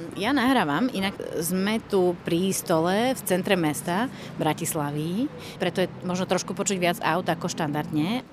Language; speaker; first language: Slovak; native; Slovak